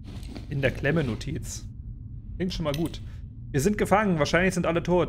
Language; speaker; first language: German; native; German